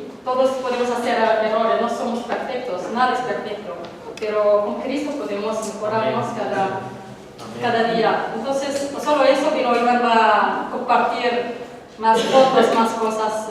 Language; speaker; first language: Spanish; non-native, learner; Arabic